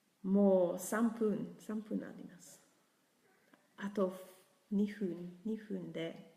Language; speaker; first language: Japanese; non-native, learner; English